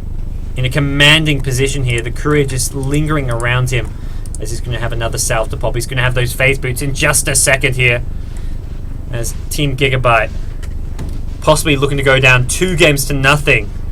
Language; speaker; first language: English; native; English